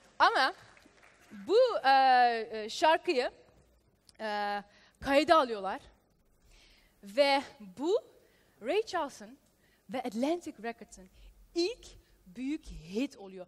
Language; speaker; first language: Turkish; early bilingual, heritage; Turkish